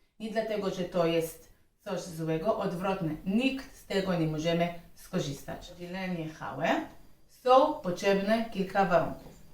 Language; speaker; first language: Polish; non-native, learner; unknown